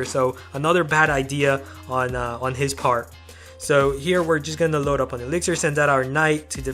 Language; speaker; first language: English; native; English